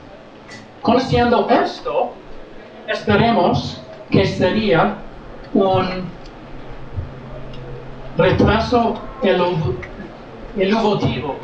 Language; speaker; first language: Spanish; non-native, learner; English